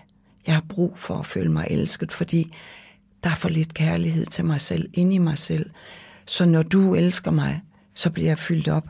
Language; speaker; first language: Danish; native; Danish